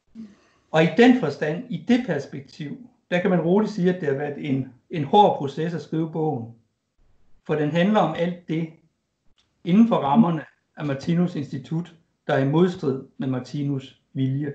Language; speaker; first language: Danish; native; Danish